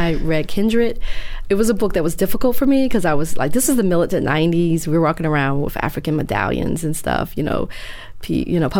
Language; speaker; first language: English; native; English